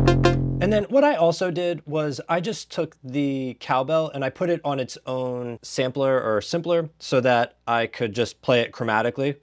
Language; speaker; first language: English; native; English